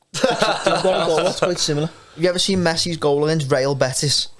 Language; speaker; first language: English; native; English